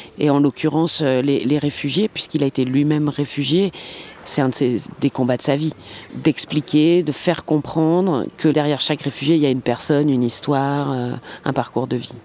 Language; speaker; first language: French; native; French